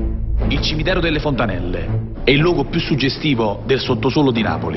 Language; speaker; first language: Italian; native; Italian